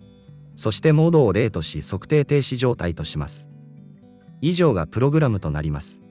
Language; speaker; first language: Japanese; native; Japanese